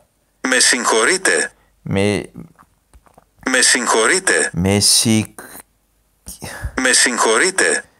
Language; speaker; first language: Greek; non-native, learner; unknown